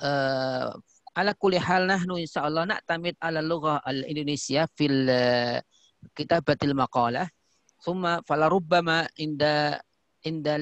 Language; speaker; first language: Arabic; non-native, fluent; Indonesian